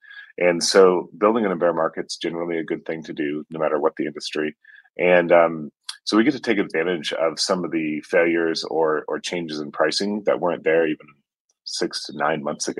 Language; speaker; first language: English; native; English